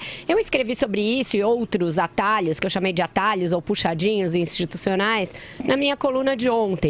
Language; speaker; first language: Portuguese; native; Portuguese